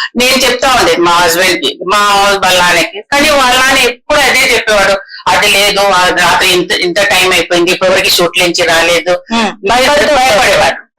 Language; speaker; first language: Telugu; non-native, fluent; Hindi